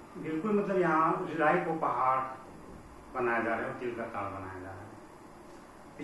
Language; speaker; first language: Hindi; native; Hindi